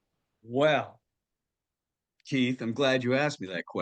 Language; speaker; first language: English; native; English